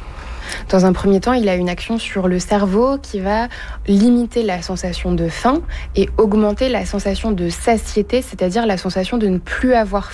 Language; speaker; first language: French; native; French